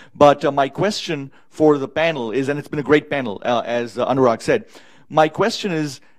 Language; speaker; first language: English; native; English